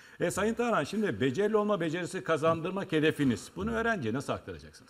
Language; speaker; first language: Turkish; native; Turkish